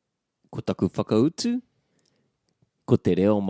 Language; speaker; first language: Māori; non-native, learner; English